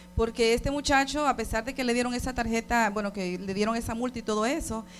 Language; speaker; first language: Spanish; native; Spanish